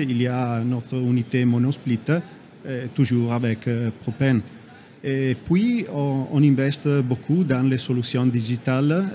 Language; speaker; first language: French; non-native, fluent; Italian